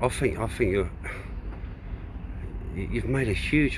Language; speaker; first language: English; native; English